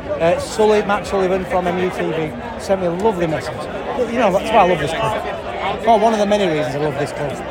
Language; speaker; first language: English; native; English